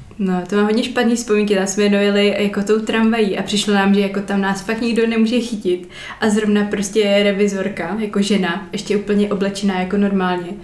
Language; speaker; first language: Czech; native; Czech